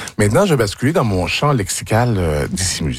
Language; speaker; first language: French; native; French